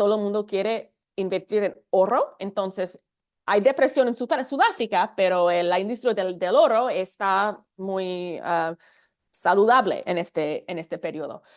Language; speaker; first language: Spanish; non-native, fluent; English